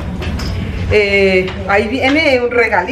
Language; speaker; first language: Spanish; native; Spanish